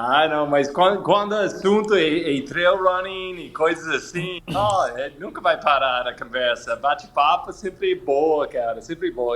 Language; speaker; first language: Portuguese; non-native, fluent; English